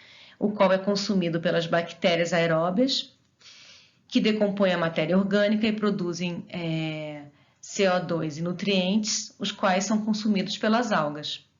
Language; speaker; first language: Portuguese; native; Portuguese